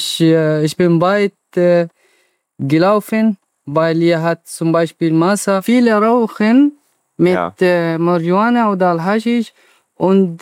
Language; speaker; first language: German; non-native, learner; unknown